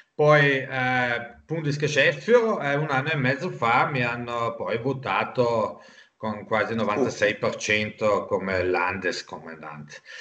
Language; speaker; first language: Italian; non-native, local second language; German